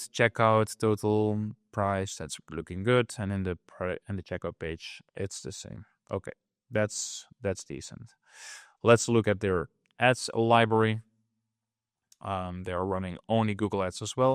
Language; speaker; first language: English; non-native, fluent; Dutch